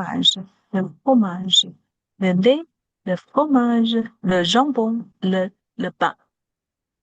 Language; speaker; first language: French; non-native, learner; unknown